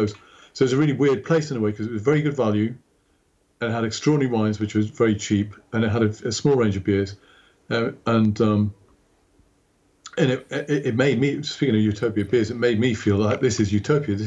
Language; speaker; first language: English; native; English